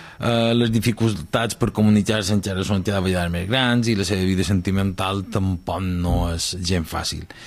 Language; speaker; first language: Catalan; native; Catalan